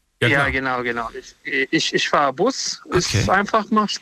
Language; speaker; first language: German; non-native, learner; Romanian